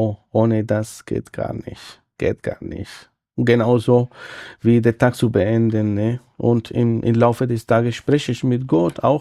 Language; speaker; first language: German; non-native, fluent; Spanish